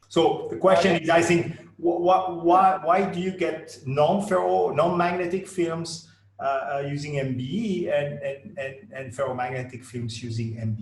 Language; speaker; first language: English; non-native, fluent; French